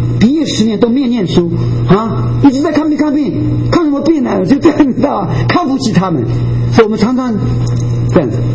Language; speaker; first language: Chinese; non-native, local second language; Japanese